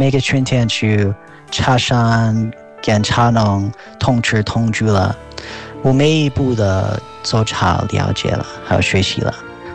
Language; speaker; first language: Chinese; non-native, fluent; English